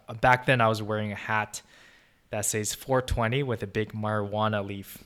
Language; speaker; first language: English; non-native, fluent; Chinese